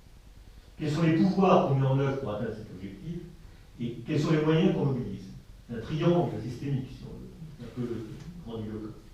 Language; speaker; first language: French; native; French